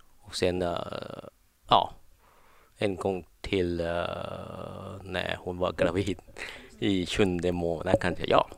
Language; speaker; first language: Swedish; non-native, learner; Thai